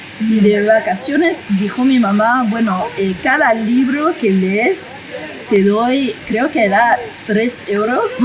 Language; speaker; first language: Spanish; non-native, fluent; French